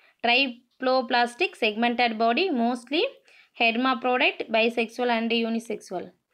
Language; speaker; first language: English; non-native, local second language; Tamil